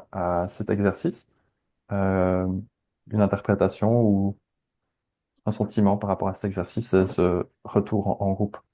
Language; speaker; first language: French; native; French